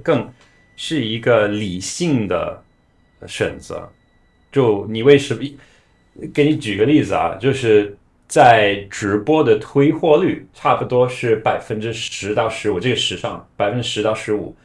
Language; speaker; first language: Chinese; non-native, fluent; English